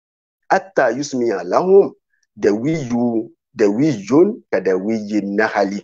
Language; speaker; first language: Arabic; non-native, fluent; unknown